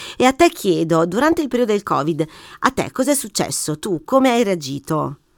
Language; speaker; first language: Italian; native; Italian